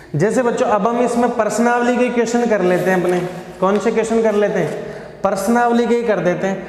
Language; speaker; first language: Hindi; native; Hindi